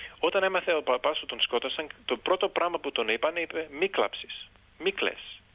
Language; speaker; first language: Greek; early bilingual, heritage; Greek